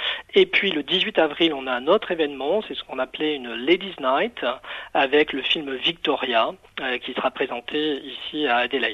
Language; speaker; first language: French; native; French